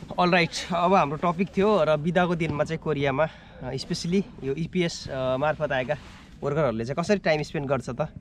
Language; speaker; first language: Nepali; native; Nepali